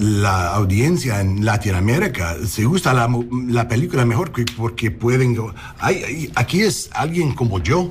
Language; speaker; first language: Spanish; non-native, learner; English